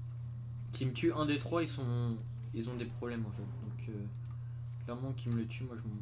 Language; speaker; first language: French; native; French